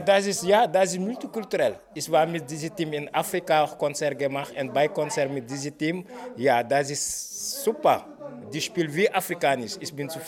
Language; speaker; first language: German; non-native, learner; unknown